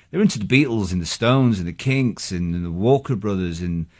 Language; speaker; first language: English; native; English